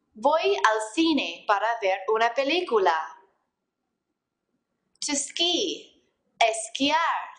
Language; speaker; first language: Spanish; non-native, fluent; English